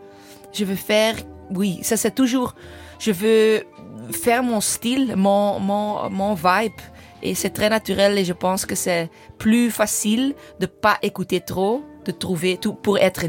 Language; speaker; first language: French; non-native, learner; English